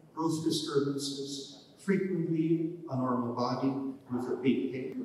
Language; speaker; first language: English; non-native, fluent; German